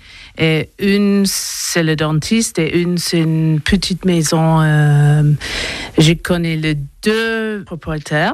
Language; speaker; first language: French; non-native, learner; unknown